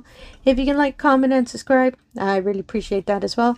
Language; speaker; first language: English; native; English